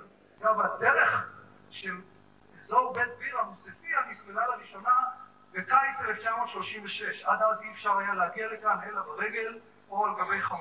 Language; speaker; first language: Hebrew; native; Hebrew